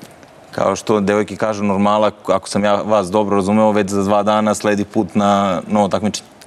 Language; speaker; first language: Croatian; native; Croatian